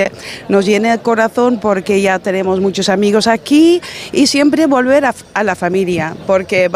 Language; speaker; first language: Spanish; non-native, fluent; Dutch